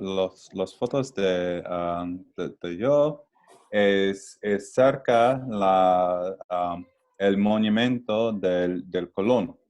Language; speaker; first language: Spanish; non-native, learner; English